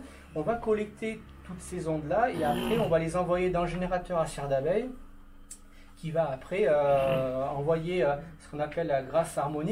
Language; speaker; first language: French; native; French